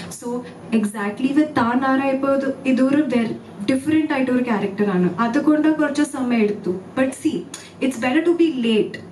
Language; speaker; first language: Malayalam; early bilingual, heritage; Malayalam